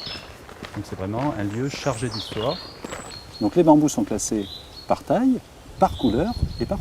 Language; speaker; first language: French; native; French